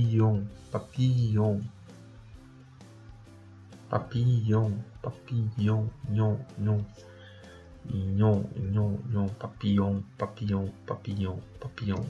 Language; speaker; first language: French; non-native, fluent; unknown